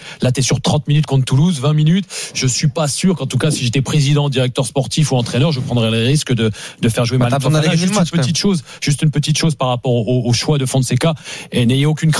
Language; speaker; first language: French; native; French